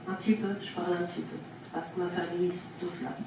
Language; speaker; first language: French; non-native, learner; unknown